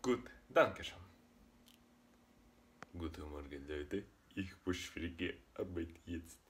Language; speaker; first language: German; non-native, learner; Russian